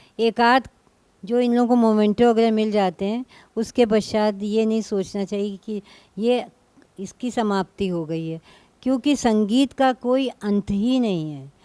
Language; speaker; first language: Hindi; native; Hindi